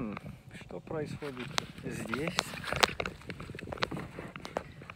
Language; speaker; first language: Russian; non-native, learner; Finnish